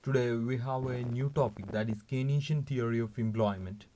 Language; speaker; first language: English; non-native, local second language; Malayalam